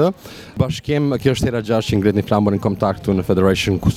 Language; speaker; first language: Albanian; native; Albanian